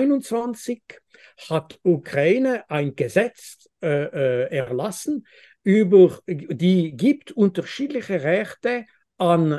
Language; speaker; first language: German; non-native, fluent; French